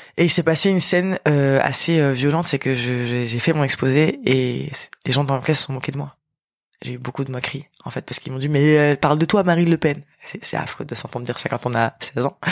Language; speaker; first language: French; early bilingual, other home language; Arabic